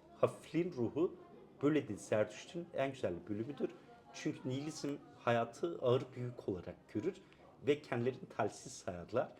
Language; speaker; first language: Turkish; non-native, local second language; Kurdish